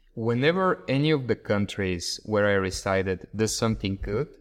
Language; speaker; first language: English; non-native, fluent; Bulgarian